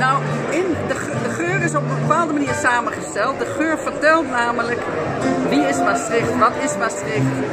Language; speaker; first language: Dutch; native; Dutch